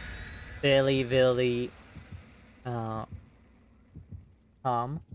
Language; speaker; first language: English; non-native, learner; Japanese